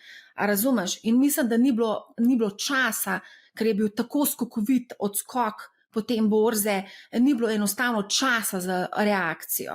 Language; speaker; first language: Slovenian; native; Slovenian